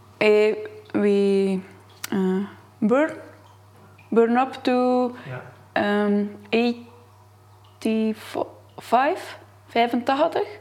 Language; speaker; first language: English; non-native, learner; Dutch